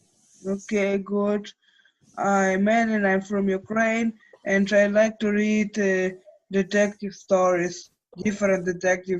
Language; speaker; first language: English; non-native, fluent; Ukrainian